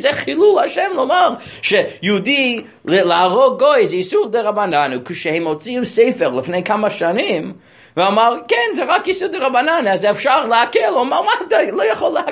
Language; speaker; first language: Hebrew; non-native, fluent; English